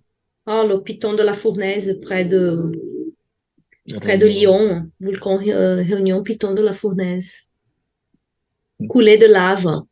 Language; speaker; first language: French; non-native, fluent; Portuguese